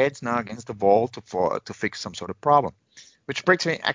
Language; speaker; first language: English; non-native, fluent; Finnish